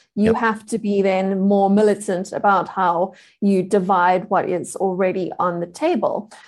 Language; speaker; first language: English; native; English